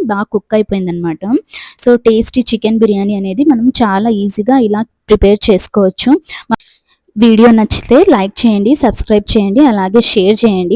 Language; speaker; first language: Telugu; non-native, local second language; Urdu